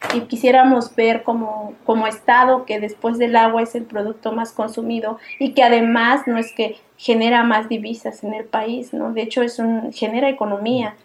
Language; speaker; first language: Spanish; native; Spanish